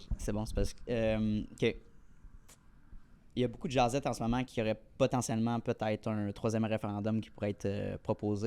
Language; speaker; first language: French; native; French